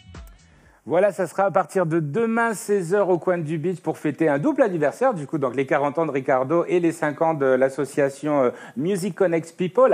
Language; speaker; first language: French; native; French